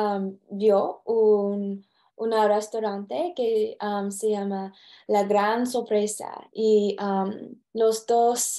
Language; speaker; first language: Spanish; non-native, learner; English